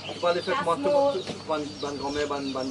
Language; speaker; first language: French; non-native, local second language; Morisyen